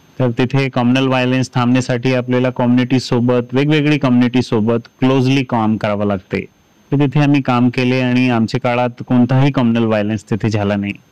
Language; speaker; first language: Marathi; non-native, fluent; Hindi